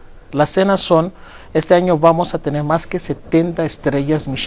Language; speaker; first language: Spanish; non-native, fluent; Greek